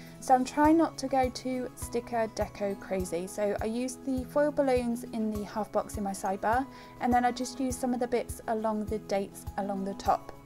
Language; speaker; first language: English; native; English